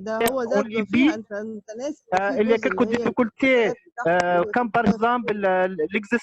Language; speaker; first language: French; non-native, local second language; Arabic